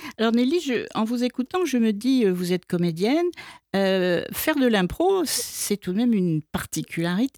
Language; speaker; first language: French; native; French